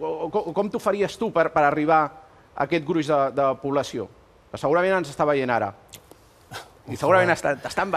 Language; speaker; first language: Catalan; native; Catalan